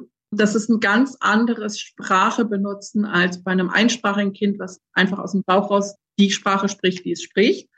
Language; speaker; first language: German; native; German